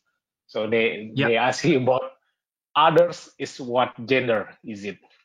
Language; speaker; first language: English; non-native, learner; Indonesian